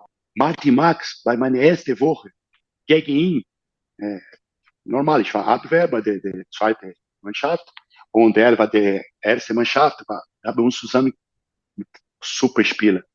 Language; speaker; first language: German; non-native, learner; Portuguese